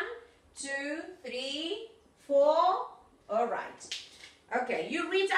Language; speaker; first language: English; non-native, fluent; Spanish